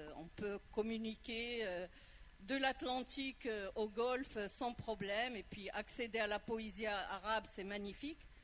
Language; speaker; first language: French; non-native, local second language; Arabic